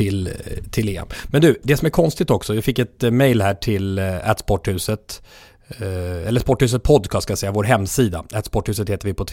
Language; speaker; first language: Swedish; native; Swedish